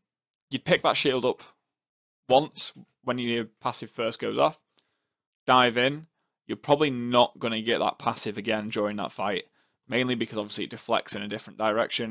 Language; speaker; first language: English; native; English